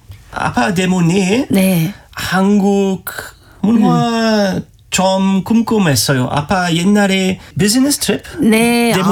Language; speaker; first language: Korean; non-native, learner; German